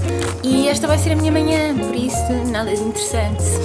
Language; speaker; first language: Portuguese; early bilingual, heritage; Portuguese